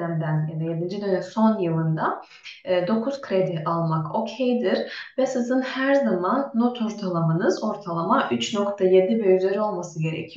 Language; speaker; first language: Turkish; non-native, fluent; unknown